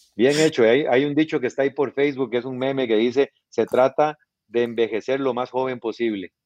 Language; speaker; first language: Spanish; native; Spanish